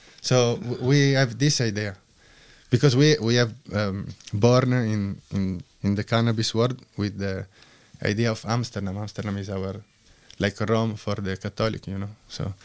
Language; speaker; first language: English; non-native, learner; Italian